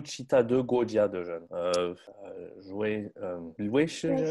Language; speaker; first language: Chinese; non-native, learner; French